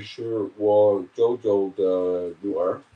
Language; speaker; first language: Chinese; non-native, learner; English